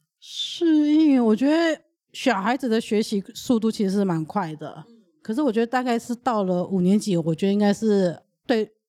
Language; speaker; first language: Chinese; early bilingual, other home language; Burmese